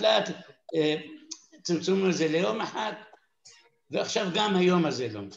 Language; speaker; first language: Hebrew; non-native, fluent; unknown